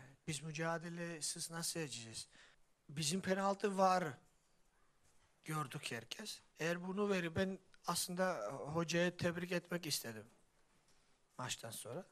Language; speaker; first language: Turkish; non-native, fluent; Georgian